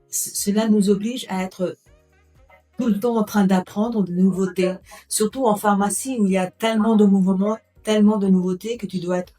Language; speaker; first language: French; non-native, fluent; Spanish